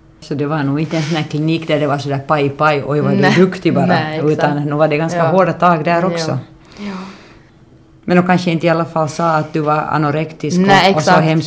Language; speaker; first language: Swedish; native; Swedish